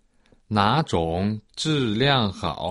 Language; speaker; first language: Chinese; non-native, learner; Portuguese